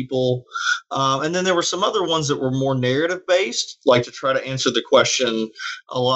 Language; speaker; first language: English; native; English